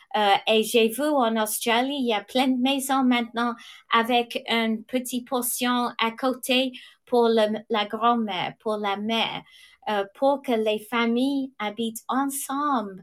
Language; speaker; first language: French; non-native, fluent; English